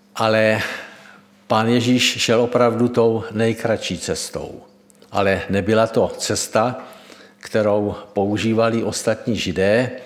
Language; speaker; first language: Czech; native; Czech